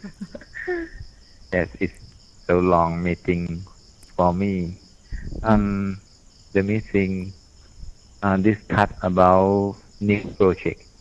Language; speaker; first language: English; non-native, learner; Thai